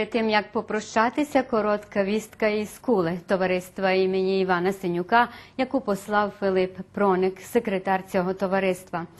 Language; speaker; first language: Ukrainian; early bilingual, heritage; Ukrainian